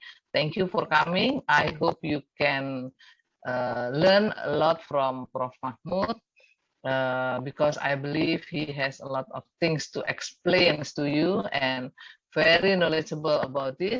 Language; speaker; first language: English; non-native, fluent; Indonesian